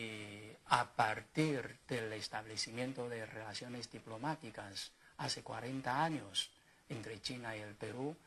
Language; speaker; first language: Spanish; non-native, fluent; Chinese